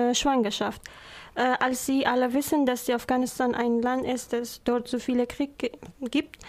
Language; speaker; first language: German; non-native, learner; Persian